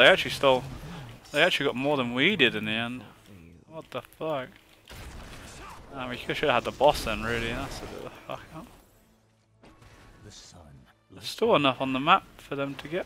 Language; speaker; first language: English; native; English